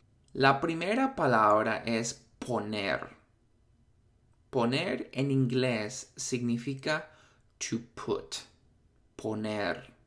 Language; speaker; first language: Spanish; non-native, fluent; English